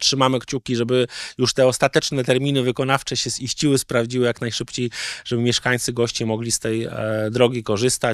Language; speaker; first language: Polish; native; Polish